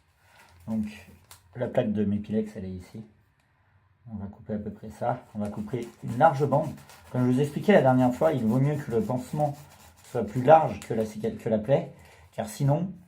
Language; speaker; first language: French; native; French